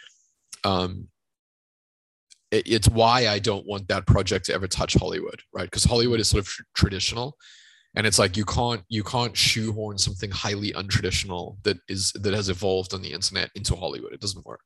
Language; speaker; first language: English; native; English